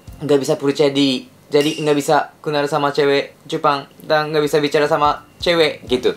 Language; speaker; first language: Indonesian; non-native, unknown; Japanese